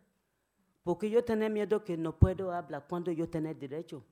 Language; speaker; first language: Spanish; non-native, learner; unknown